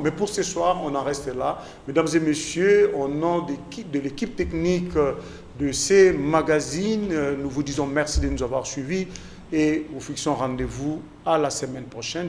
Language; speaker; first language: French; non-native, local second language; Lingala